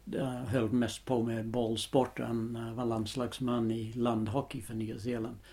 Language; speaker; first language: Swedish; non-native, fluent; English